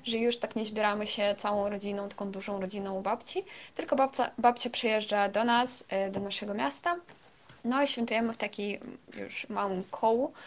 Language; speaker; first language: Polish; non-native, fluent; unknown